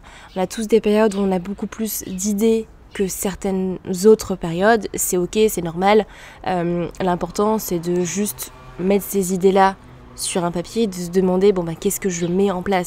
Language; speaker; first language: French; native; French